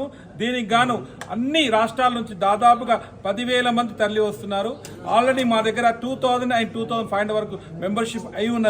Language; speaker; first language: Telugu; native; Telugu